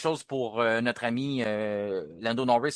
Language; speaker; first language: French; native; French